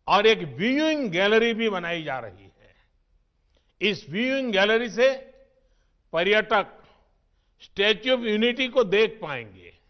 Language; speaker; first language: Hindi; non-native, local second language; Gujarati